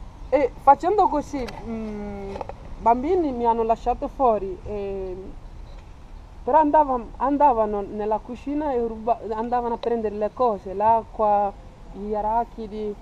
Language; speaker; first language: Italian; non-native, fluent; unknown